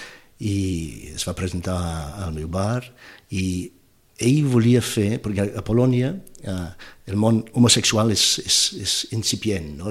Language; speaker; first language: Catalan; non-native, fluent; English